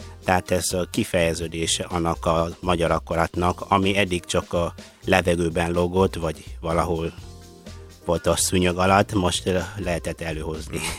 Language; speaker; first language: Hungarian; non-native, fluent; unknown